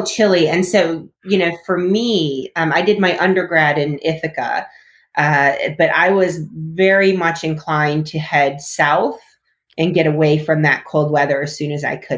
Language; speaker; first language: English; native; English